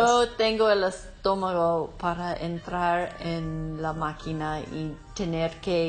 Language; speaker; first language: Spanish; non-native, learner; English